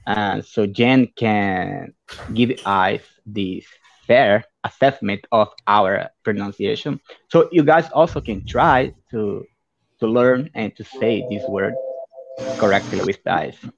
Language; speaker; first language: English; non-native, fluent; Portuguese